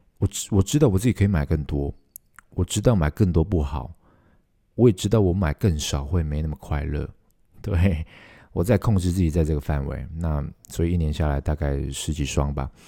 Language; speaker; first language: Chinese; non-native, local second language; Cantonese